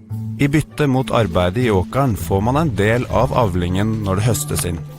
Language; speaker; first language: Norwegian; native; Norwegian